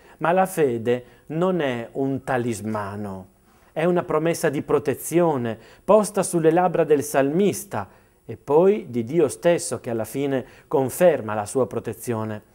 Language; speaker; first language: Italian; native; Italian